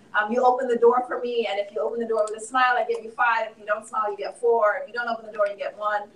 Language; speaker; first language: English; native; English